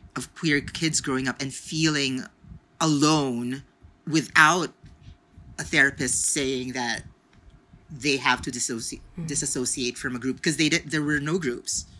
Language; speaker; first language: English; non-native, local second language; Filipino